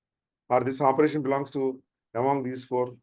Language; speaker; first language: English; non-native, local second language; Telugu